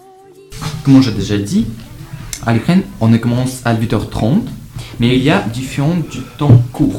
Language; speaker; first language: French; non-native, learner; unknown